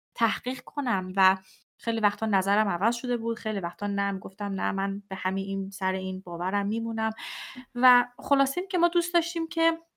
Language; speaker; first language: Persian; native; Persian